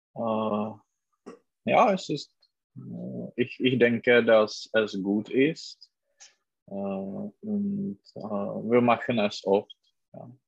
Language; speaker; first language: German; non-native, learner; Czech